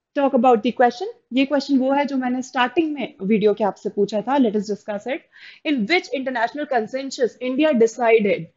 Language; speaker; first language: Hindi; native; Hindi